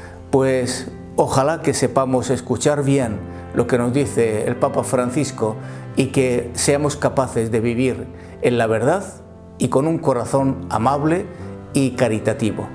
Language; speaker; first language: Spanish; native; Spanish